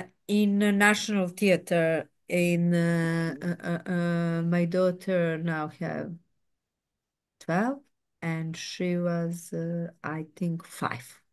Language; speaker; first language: English; non-native, fluent; Serbian